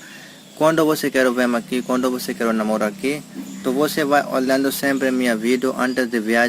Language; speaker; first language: Portuguese; non-native, learner; Hindi